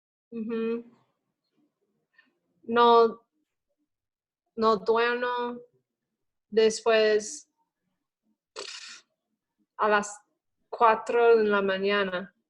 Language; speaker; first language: Spanish; non-native, learner; English